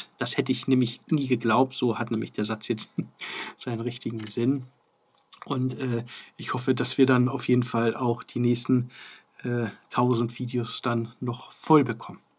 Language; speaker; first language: German; native; German